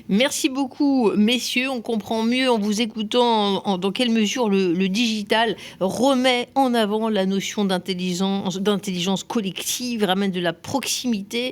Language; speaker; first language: French; native; French